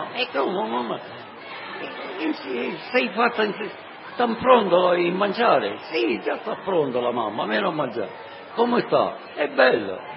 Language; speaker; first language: Italian; non-native, learner; Sicilian